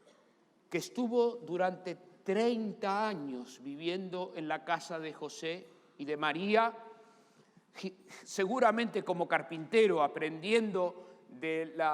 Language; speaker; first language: Spanish; native; Spanish